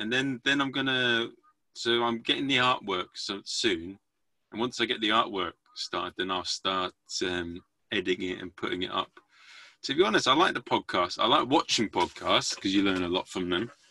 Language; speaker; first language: English; native; English